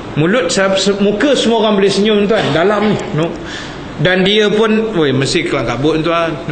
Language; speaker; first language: Malay; native; Malay